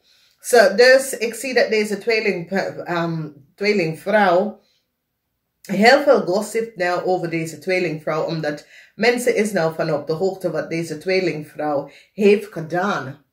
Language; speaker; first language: Dutch; non-native, fluent; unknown